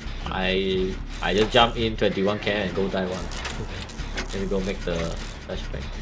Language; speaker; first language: English; non-native, local second language; Chinese